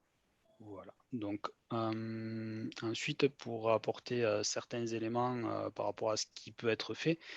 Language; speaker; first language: French; native; French